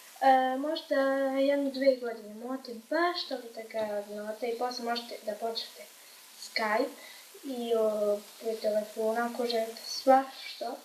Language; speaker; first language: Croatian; early bilingual, heritage; Croatian